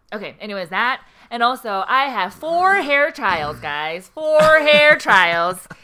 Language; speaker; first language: English; early bilingual, other home language; Korean